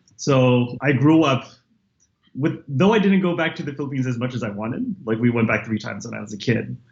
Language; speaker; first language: English; native; English